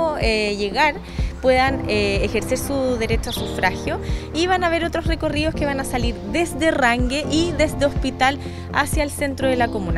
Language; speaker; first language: Spanish; native; Spanish